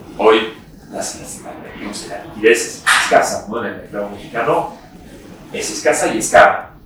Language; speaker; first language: Spanish; non-native, fluent; French